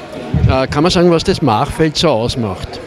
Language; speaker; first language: German; native; German